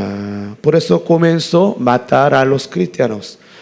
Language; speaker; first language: Spanish; non-native, learner; Korean